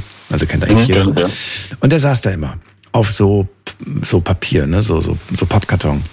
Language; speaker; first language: German; native; German